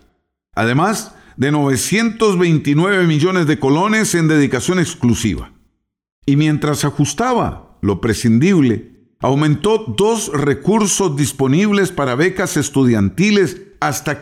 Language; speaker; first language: Spanish; native; Spanish